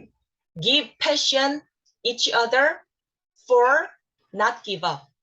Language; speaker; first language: English; non-native, learner; Korean